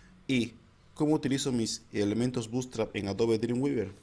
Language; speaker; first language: Spanish; native; Spanish